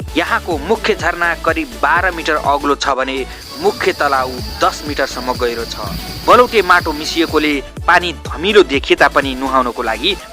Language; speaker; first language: Nepali; native; Nepali